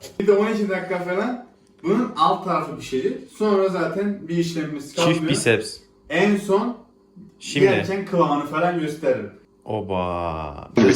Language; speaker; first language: Turkish; native; Turkish